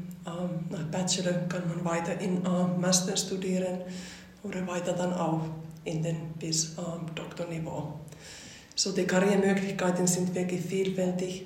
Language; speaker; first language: German; non-native, fluent; Finnish